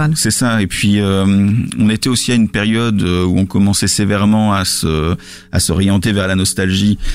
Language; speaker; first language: French; native; French